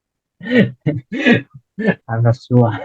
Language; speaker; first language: English; non-native, learner; Vietnamese